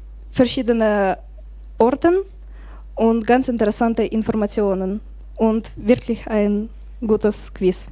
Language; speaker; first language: German; non-native, learner; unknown